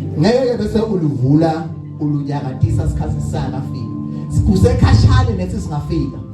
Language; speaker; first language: Zulu; non-native, local second language; Swati